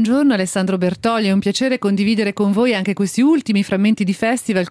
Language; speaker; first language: Italian; native; Italian